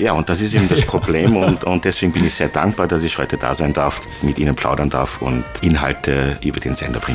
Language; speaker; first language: German; non-native, fluent; Luxembourgish